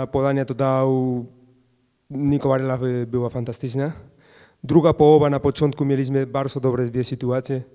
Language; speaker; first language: Polish; non-native, fluent; Spanish